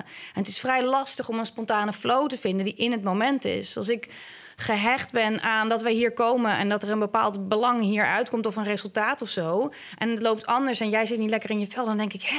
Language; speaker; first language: Dutch; native; Dutch